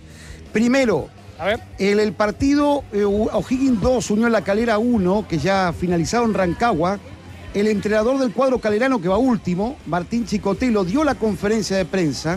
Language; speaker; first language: Spanish; native; Spanish